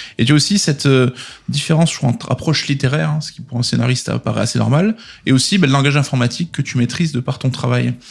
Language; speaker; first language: French; native; French